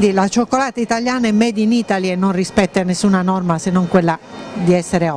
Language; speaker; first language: Italian; native; Italian